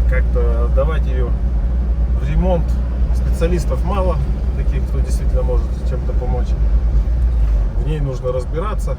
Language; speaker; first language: Russian; native; Russian